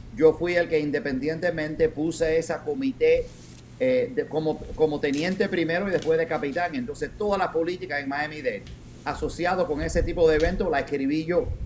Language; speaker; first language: Spanish; early bilingual, heritage; Spanish